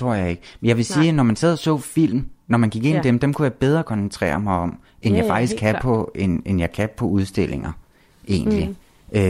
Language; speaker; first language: Danish; native; Danish